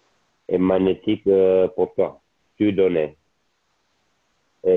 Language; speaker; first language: French; non-native, learner; Italian